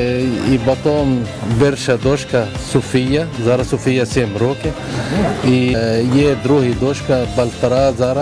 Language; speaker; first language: Ukrainian; non-native, learner; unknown